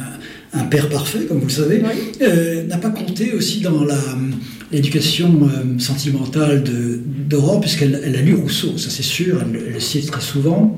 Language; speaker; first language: French; native; French